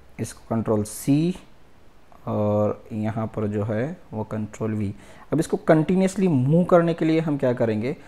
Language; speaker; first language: Hindi; non-native, local second language; Marathi